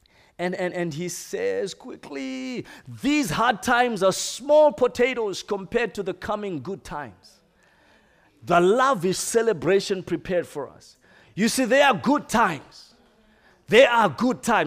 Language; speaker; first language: English; non-native, local second language; Shona